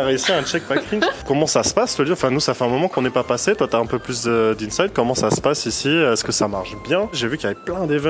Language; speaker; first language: French; native; French